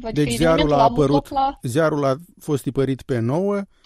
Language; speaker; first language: Romanian; native; Romanian